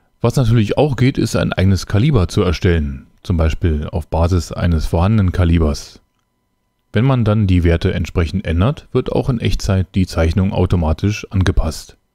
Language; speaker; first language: German; native; German